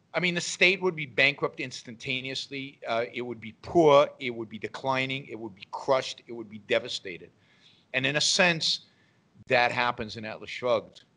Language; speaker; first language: English; non-native, fluent; Hebrew